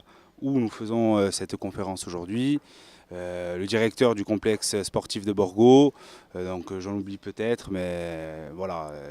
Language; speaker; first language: French; native; French